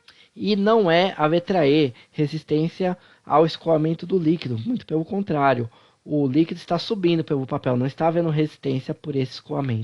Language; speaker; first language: Portuguese; native; Portuguese